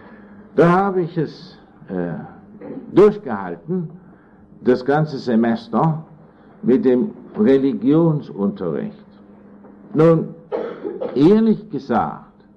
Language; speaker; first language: German; non-native, fluent; English